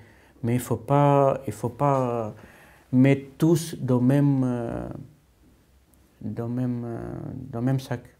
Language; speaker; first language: French; non-native, fluent; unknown